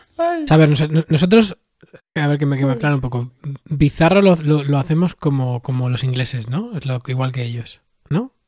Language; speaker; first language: Spanish; native; Spanish